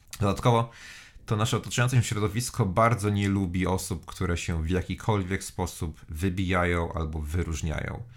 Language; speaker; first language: Polish; native; Polish